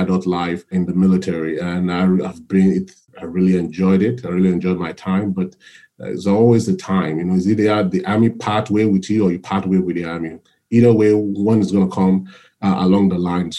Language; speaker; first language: English; non-native, local second language; Yoruba